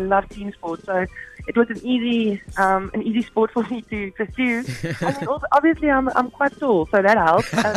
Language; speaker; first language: English; non-native, local second language; Afrikaans